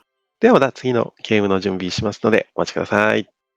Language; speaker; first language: Japanese; native; Japanese